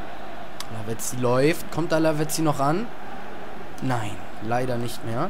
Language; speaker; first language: German; native; German